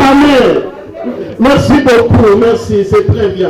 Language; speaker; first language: French; non-native, local second language; Lingala